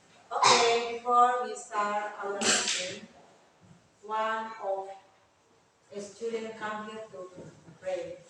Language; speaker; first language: English; non-native, learner; Indonesian